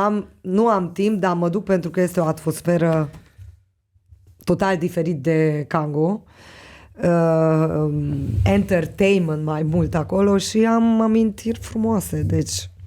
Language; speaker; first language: Romanian; non-native, local second language; Hungarian